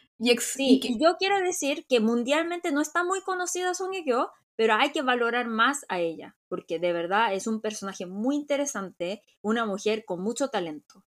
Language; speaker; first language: Spanish; non-native, fluent; Korean